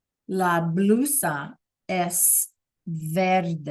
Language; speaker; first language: Spanish; non-native, fluent; English